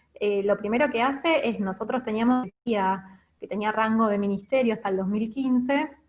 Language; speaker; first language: Spanish; native; Spanish